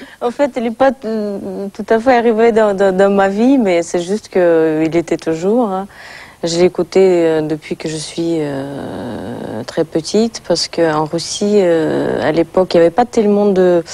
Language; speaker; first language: French; non-native, fluent; Russian